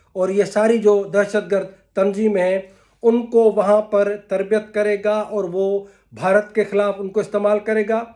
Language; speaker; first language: Urdu; non-native, local second language; Sindhi